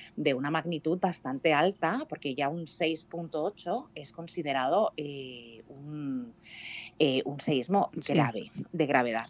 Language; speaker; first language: Spanish; native; Spanish